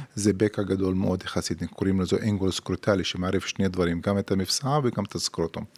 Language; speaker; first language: Hebrew; non-native, local second language; Arabic